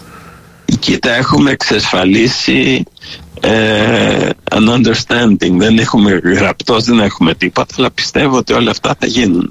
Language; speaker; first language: Greek; early bilingual, heritage; Greek